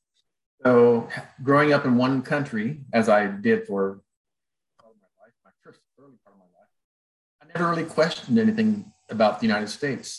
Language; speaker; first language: English; native; English